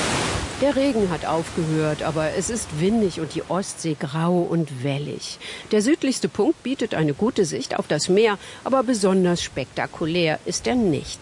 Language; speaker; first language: German; native; German